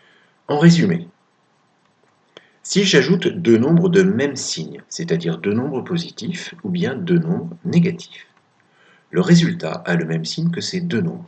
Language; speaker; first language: French; native; French